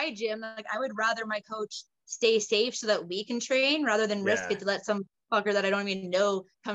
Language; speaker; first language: English; native; English